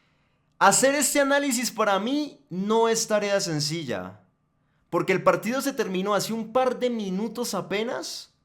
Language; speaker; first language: Spanish; native; Spanish